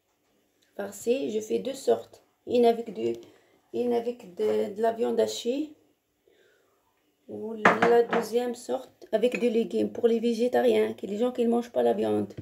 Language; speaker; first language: French; non-native, learner; Arabic